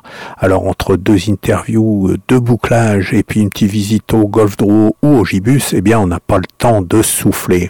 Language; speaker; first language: French; native; French